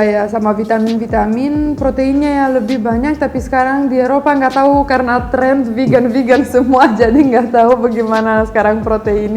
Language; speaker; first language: Indonesian; non-native, fluent; Romanian